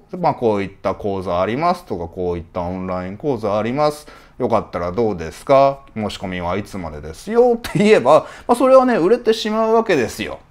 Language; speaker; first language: Japanese; native; Japanese